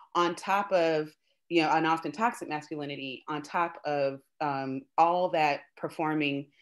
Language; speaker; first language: English; native; English